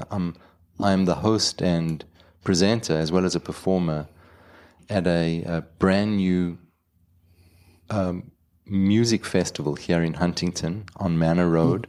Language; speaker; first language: English; native; English